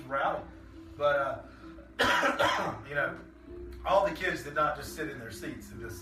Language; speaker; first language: English; native; English